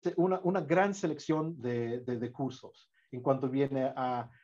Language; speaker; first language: Spanish; non-native, fluent; English